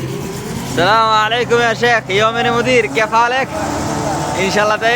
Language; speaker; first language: Arabic; non-native, learner; Bangla